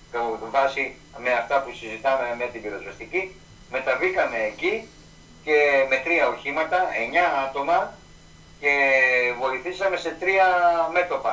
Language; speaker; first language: Greek; native; Greek